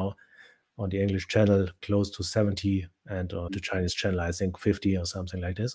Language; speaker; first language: English; non-native, fluent; German